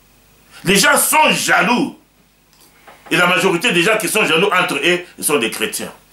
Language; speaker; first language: French; non-native, local second language; Lingala